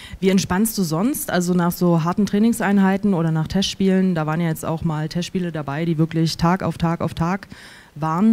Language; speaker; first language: German; native; German